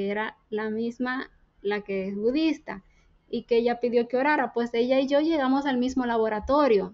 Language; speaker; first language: Spanish; native; Spanish